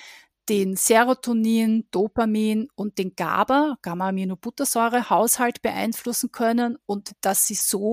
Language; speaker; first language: German; native; German